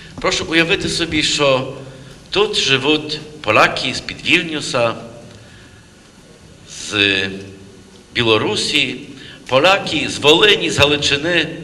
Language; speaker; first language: Ukrainian; early bilingual, heritage; Ukrainian